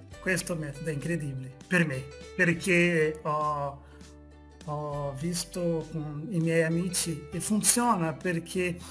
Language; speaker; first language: Italian; non-native, learner; Portuguese